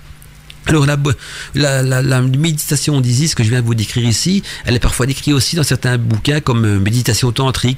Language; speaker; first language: French; native; French